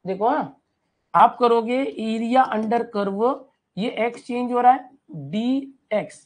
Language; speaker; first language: Hindi; non-native, local second language; Marathi